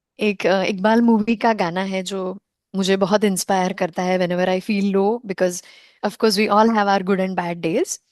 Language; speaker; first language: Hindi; non-native, local second language; Konkani